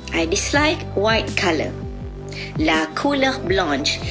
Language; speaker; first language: French; non-native, fluent; Malay